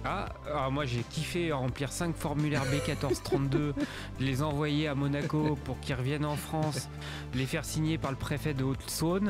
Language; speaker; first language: French; native; French